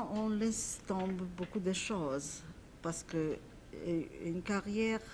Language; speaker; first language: French; non-native, fluent; Polish